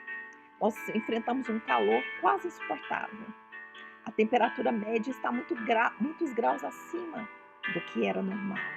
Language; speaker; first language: Portuguese; native; Portuguese